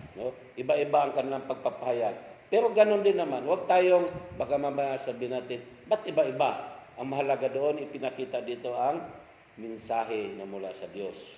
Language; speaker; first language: Filipino; non-native, local second language; Cebuano